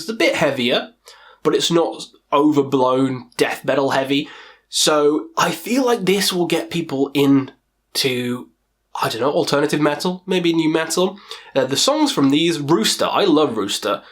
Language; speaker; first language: English; native; English